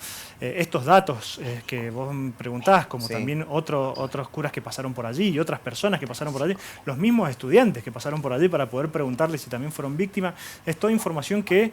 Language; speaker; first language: Spanish; native; Spanish